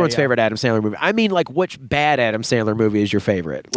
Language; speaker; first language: English; native; English